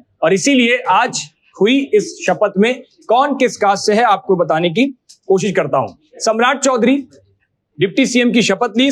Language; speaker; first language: Hindi; native; Hindi